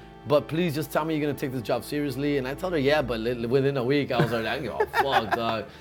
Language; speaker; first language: English; early bilingual, other home language; Spanish